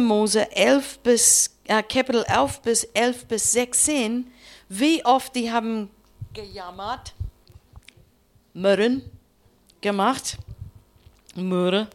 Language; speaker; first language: German; non-native, learner; English